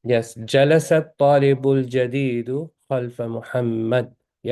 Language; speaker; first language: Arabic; non-native, fluent; English